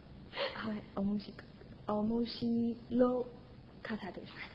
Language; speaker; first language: Japanese; non-native, learner; Chinese